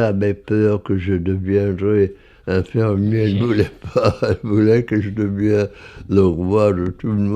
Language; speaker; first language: French; non-native, fluent; English